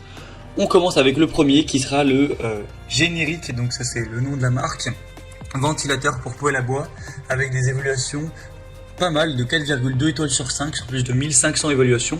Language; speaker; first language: French; native; French